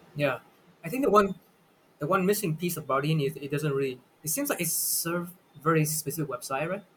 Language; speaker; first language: English; non-native, fluent; Vietnamese